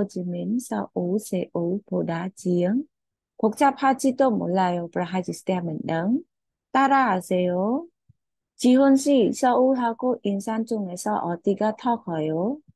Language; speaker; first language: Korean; non-native, fluent; Khmer